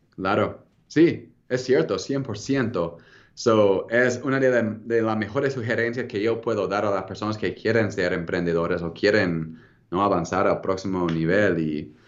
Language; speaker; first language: Spanish; non-native, fluent; English